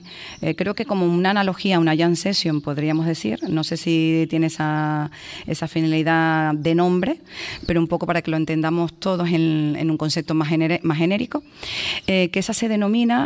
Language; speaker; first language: Spanish; native; Spanish